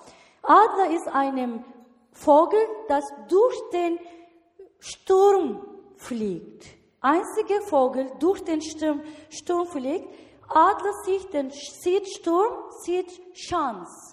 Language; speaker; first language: German; non-native, learner; Turkish